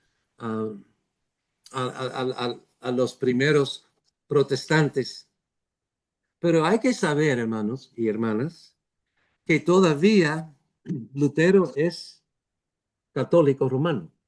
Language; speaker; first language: Spanish; non-native, fluent; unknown